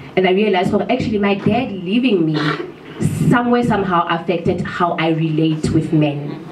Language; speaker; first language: English; non-native, local second language; Southern Sotho